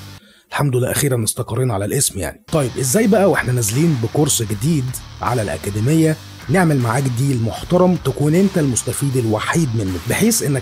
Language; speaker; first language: Arabic; native; Arabic